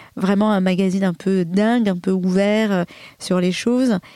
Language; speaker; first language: French; early bilingual, other home language; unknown